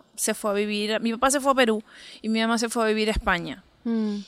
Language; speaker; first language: Spanish; native; Spanish